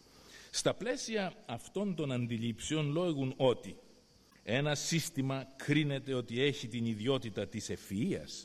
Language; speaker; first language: Greek; native; Greek